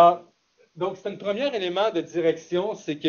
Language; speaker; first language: French; native; French